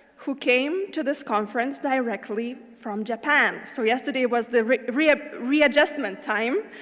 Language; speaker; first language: English; non-native, fluent; Lithuanian